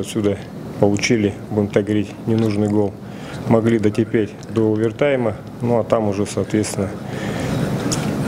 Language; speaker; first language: Russian; native; Russian